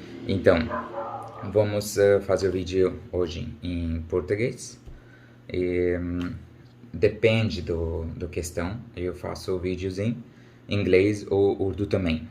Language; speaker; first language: Portuguese; non-native, learner; Urdu